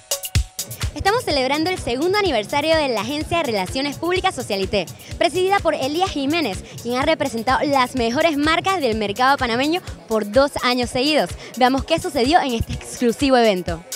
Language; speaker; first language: Spanish; native; Spanish